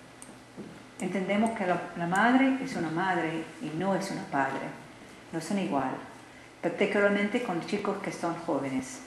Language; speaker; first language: Spanish; non-native, learner; English